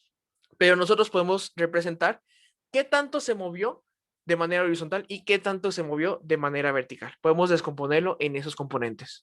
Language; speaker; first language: Spanish; native; Spanish